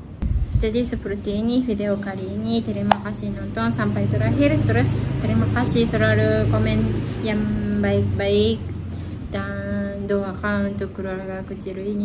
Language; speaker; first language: Indonesian; non-native, fluent; Japanese